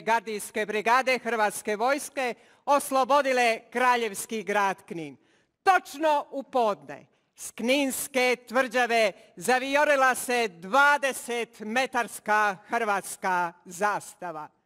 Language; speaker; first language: Bosnian; native; Bosnian